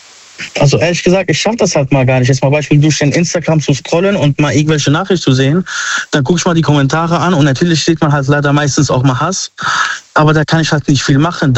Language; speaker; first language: German; early bilingual, other home language; Arabic